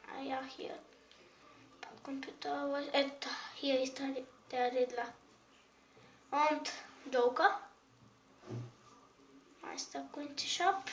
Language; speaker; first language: German; non-native, learner; Bulgarian